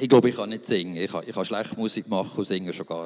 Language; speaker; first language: German; native; German